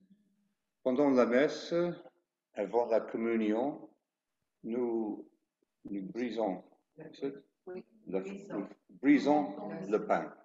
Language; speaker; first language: French; non-native, fluent; English